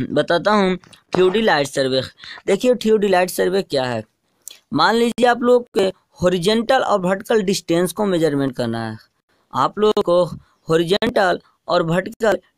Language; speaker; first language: Hindi; native; Hindi